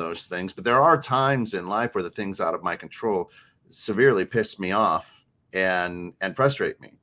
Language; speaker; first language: English; native; English